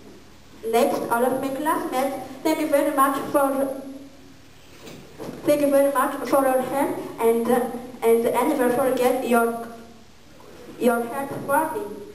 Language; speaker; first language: English; non-native, learner; Malagasy